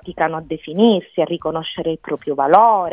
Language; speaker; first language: Italian; native; Italian